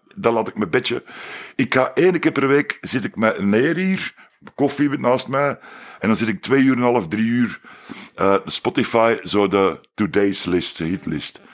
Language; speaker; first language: Dutch; native; Dutch